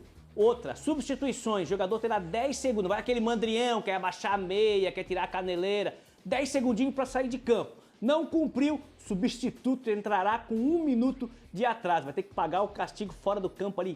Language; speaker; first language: Portuguese; native; Portuguese